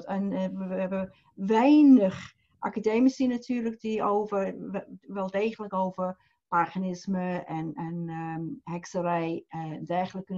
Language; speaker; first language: Dutch; non-native, fluent; English